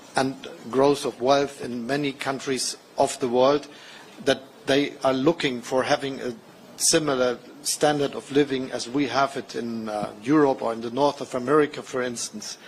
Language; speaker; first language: English; non-native, fluent; German